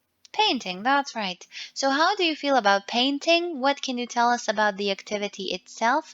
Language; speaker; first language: English; non-native, fluent; Serbian